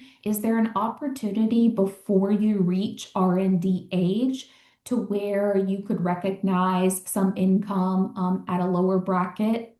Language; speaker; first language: English; native; English